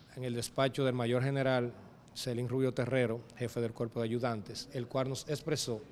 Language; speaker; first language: Spanish; native; Spanish